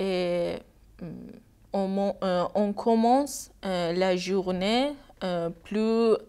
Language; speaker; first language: French; non-native, learner; Persian